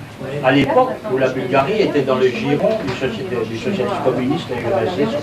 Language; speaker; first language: French; native; French